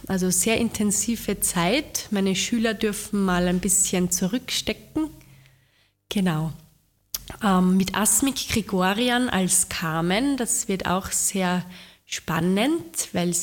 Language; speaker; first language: German; native; German